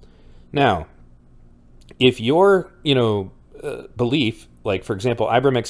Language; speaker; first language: English; native; English